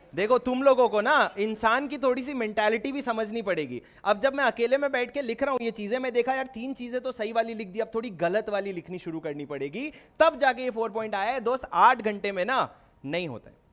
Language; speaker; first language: Hindi; non-native, local second language; Odia